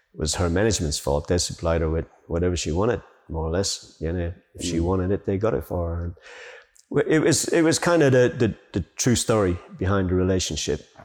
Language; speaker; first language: English; native; English